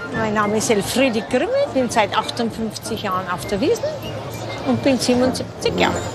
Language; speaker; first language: German; native; German